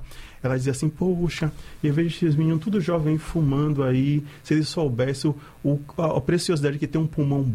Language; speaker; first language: Portuguese; native; Portuguese